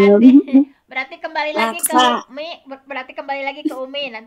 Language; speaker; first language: Indonesian; native; Indonesian